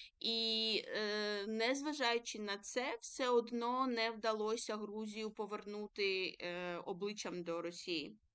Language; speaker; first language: Ukrainian; early bilingual, other home language; Georgian